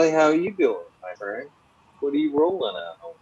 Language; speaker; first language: English; native; English